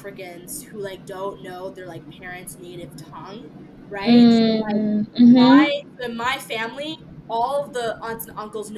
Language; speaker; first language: English; early bilingual, other home language; French